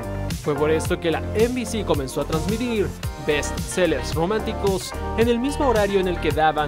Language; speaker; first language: Spanish; native; Spanish